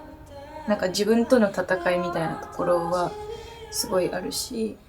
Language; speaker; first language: Japanese; native; Japanese